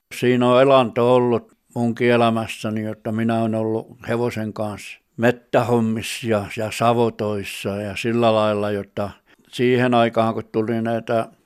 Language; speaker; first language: Finnish; native; Finnish